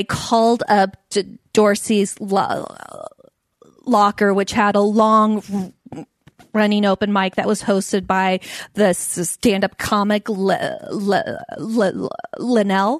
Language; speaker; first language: English; native; English